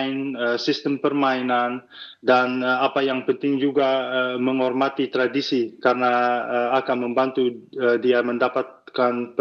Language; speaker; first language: Indonesian; non-native, fluent; Dutch